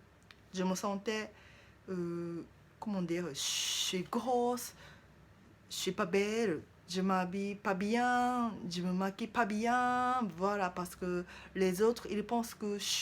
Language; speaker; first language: French; non-native, learner; Japanese